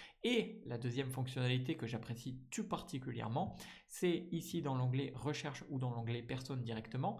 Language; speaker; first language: French; native; French